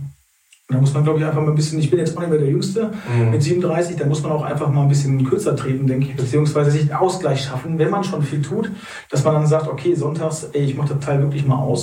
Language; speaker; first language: German; native; German